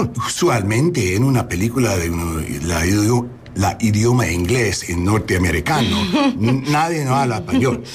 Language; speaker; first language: Spanish; non-native, learner; English